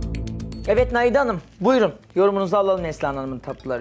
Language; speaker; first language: Turkish; native; Turkish